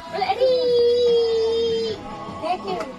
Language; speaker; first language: Swedish; early bilingual, other home language; S'gaw Karen